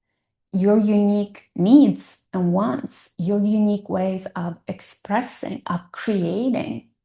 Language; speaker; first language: English; non-native, fluent; Italian